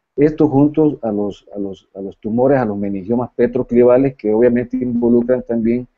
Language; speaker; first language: Spanish; native; Spanish